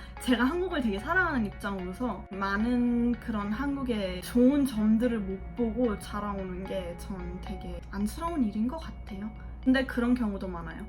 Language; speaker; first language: Korean; early bilingual, heritage; Korean